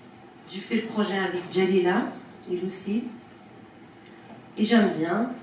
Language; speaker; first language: French; non-native, learner; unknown